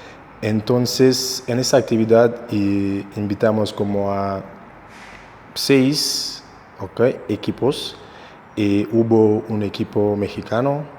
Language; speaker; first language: Spanish; non-native, local second language; Haitian Creole